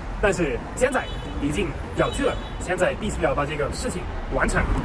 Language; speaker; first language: Chinese; non-native, fluent; German